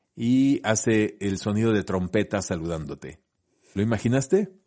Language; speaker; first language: Spanish; native; Spanish